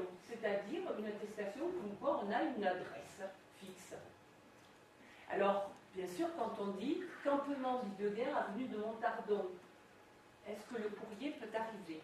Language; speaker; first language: French; native; French